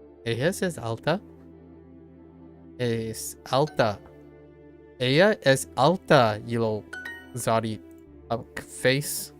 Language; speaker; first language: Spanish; non-native, learner; English